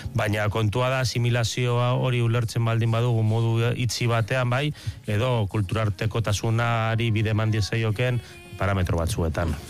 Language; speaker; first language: Basque; native; Basque